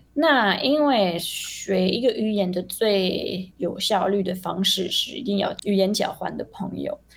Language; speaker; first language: Chinese; non-native, fluent; French